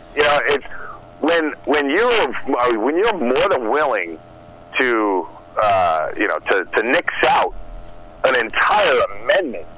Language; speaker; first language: English; native; English